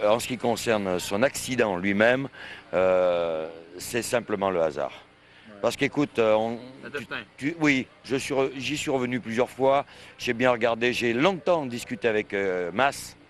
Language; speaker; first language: French; native; French